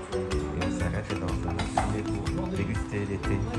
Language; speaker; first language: French; non-native, fluent; Vietnamese